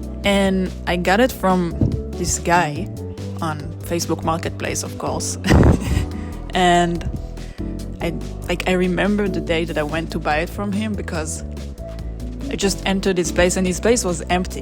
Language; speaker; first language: English; non-native, fluent; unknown